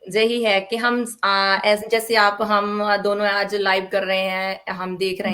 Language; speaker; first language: Hindi; non-native, local second language; Punjabi